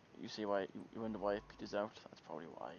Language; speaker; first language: English; native; English